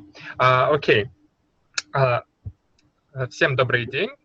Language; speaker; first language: Russian; native; Russian